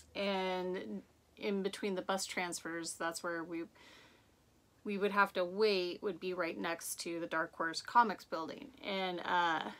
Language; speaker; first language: English; native; English